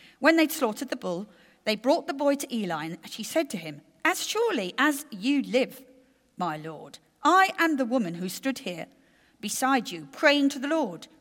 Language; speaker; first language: English; native; English